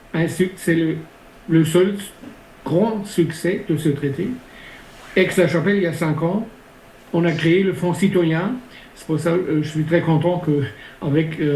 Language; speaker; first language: French; non-native, fluent; German